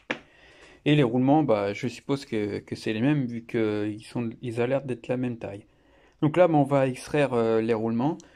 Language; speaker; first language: French; native; French